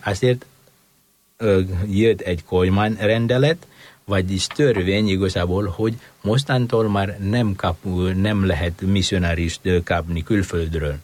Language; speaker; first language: Hungarian; non-native, fluent; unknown